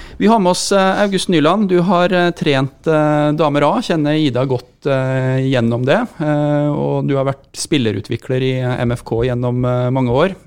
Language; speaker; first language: Norwegian; native; Norwegian